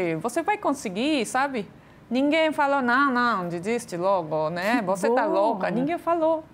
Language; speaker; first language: Portuguese; non-native, fluent; Japanese